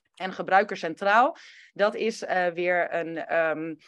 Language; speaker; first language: Dutch; early bilingual, other home language; Romanian